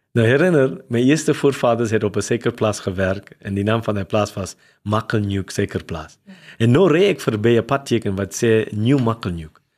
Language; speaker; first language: Afrikaans; non-native, local second language; English